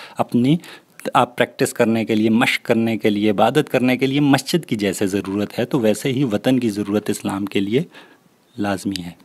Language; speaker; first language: Urdu; non-native, local second language; Northern Hindko